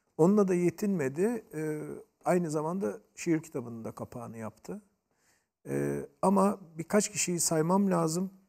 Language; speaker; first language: Turkish; native; Turkish